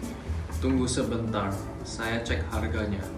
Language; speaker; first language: Indonesian; non-native, learner; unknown